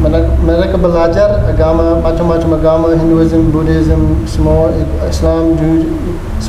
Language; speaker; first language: Indonesian; non-native, learner; English